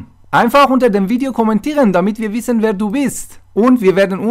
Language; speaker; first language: German; non-native, fluent; Persian